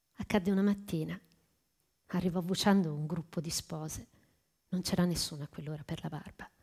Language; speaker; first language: Italian; native; Italian